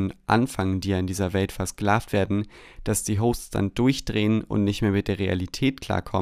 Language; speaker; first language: German; native; German